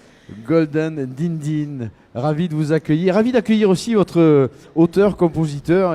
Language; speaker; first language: French; native; French